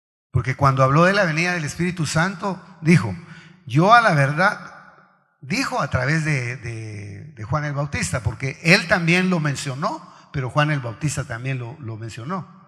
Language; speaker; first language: Spanish; native; Spanish